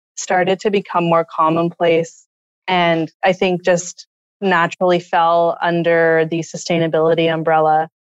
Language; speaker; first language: English; native; English